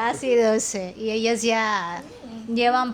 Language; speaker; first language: Spanish; non-native, fluent; Filipino